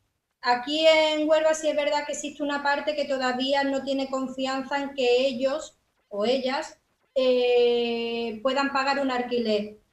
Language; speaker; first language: Spanish; native; Spanish